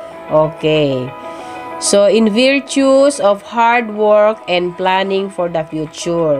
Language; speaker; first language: English; non-native, local second language; Tausug